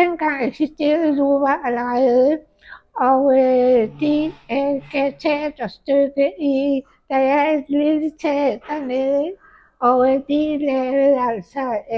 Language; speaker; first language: Danish; early bilingual, heritage; Danish